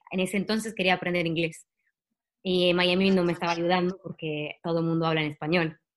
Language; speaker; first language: Spanish; non-native, fluent; Italian